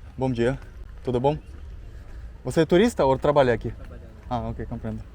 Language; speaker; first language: Portuguese; non-native, learner; Russian